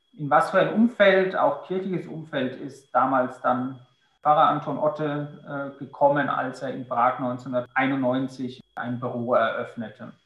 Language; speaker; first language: German; native; German